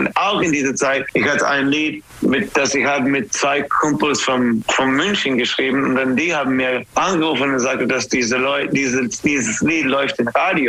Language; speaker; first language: German; non-native, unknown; English